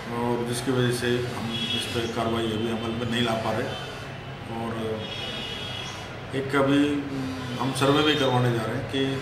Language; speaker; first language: Hindi; native; Hindi